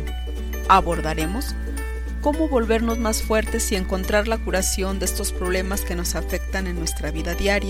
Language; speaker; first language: Spanish; native; Spanish